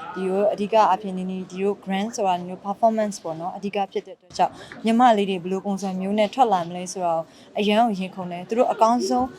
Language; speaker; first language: Burmese; native; Burmese